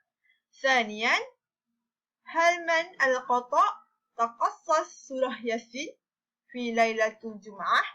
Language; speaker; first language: Arabic; non-native, learner; Malay